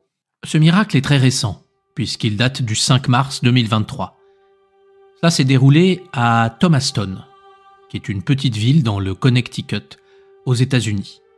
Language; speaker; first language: French; native; French